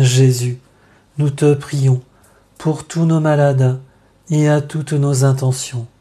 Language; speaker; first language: French; native; French